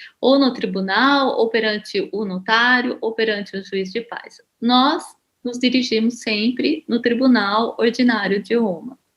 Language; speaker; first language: Portuguese; native; Portuguese